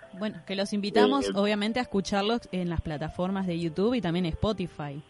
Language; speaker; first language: Spanish; native; Spanish